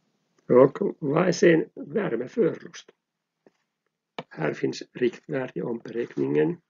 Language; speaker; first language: Swedish; non-native, local second language; Finnish